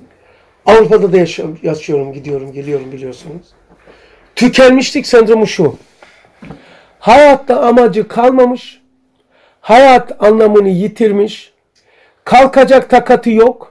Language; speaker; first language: Turkish; native; Turkish